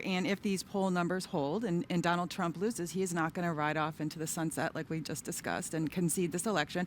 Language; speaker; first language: English; native; English